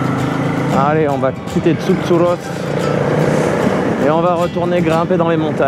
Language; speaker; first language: French; native; French